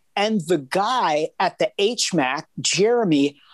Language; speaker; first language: English; native; English